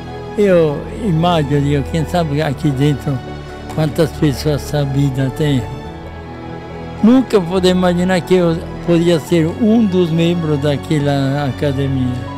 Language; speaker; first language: Portuguese; non-native, fluent; Italian